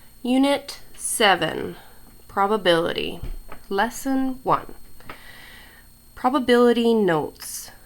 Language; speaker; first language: English; native; English